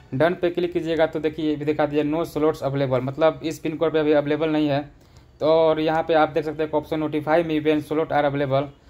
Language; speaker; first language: Hindi; native; Hindi